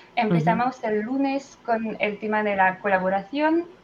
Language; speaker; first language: Spanish; non-native, fluent; French